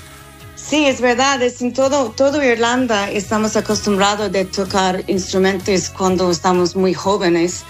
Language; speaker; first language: Spanish; non-native, learner; English